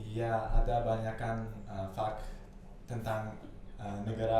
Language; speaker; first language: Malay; non-native, learner; Tajik